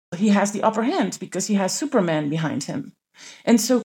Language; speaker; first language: English; non-native, fluent; Dutch